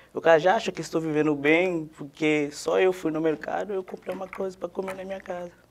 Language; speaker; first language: Portuguese; non-native, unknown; Haitian Creole